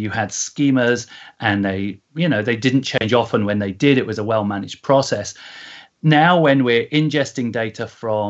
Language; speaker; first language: English; native; English